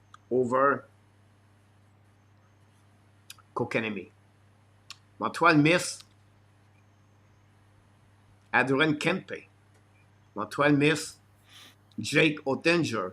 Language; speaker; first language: English; non-native, fluent; French